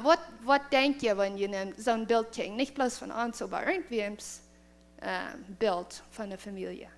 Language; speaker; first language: German; non-native, learner; Plautdietsch